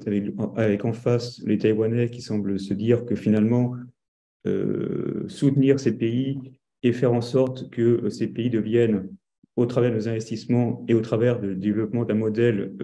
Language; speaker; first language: French; native; French